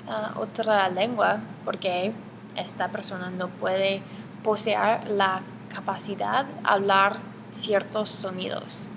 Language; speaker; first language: Spanish; non-native, learner; English